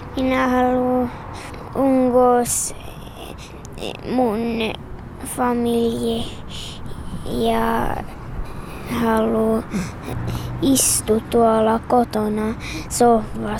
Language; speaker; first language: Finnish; early bilingual, heritage; Swedish